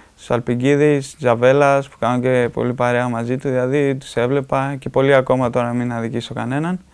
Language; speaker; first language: Greek; native; Greek